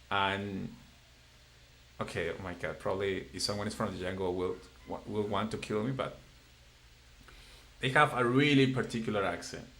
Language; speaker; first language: English; non-native, fluent; Spanish